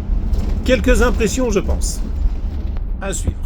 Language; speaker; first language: French; native; French